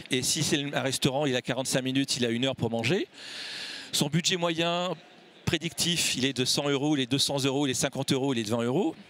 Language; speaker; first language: French; native; French